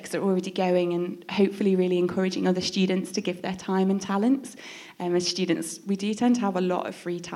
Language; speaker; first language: English; native; English